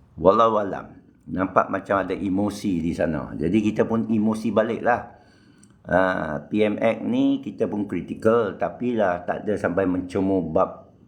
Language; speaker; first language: Malay; non-native, local second language; Chinese